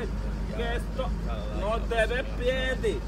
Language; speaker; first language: Italian; non-native, learner; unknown